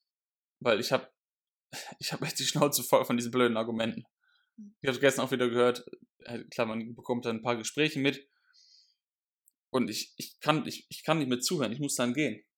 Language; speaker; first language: German; native; German